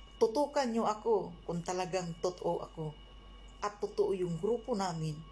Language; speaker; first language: Filipino; non-native, local second language; Cebuano